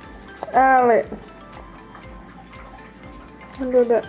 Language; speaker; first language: French; non-native, learner; Indonesian